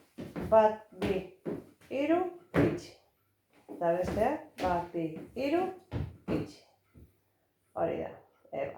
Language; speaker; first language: Basque; non-native, local second language; Spanish